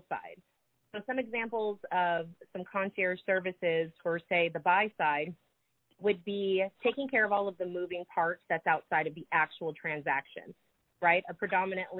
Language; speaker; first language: English; native; English